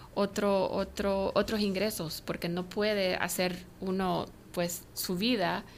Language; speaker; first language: Spanish; early bilingual, heritage; Spanish